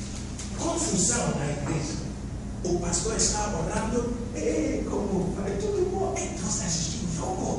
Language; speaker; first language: Portuguese; non-native, fluent; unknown